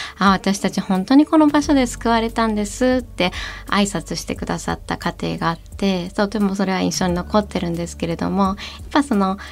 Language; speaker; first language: Japanese; native; Japanese